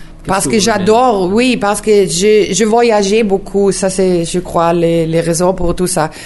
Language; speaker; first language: French; non-native, learner; German